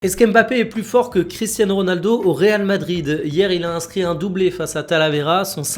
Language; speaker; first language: French; native; French